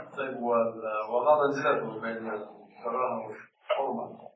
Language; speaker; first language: Arabic; non-native, learner; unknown